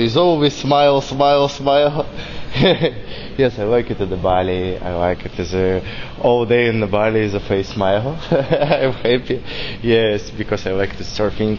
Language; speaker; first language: English; non-native, learner; Russian